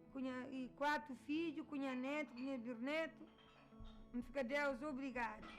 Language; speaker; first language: Portuguese; non-native, learner; Kabuverdianu